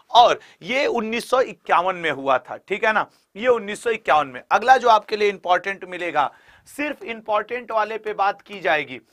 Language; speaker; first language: Hindi; native; Hindi